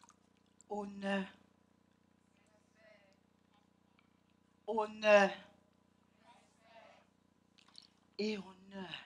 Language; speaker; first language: French; non-native, local second language; Haitian Creole